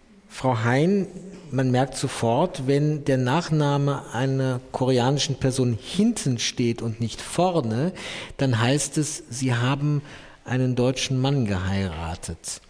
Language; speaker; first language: German; native; German